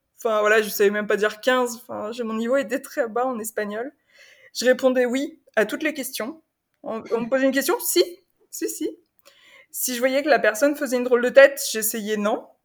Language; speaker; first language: French; native; French